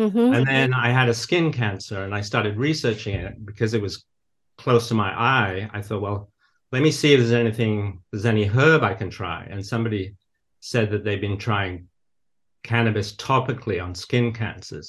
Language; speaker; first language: English; native; English